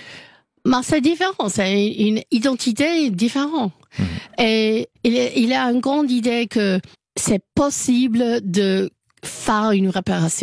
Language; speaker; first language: French; non-native, learner; English